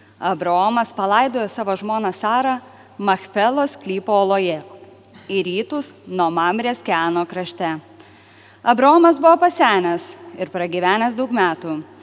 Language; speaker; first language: Lithuanian; native; Lithuanian